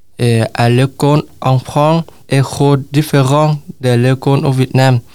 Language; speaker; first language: French; non-native, learner; Vietnamese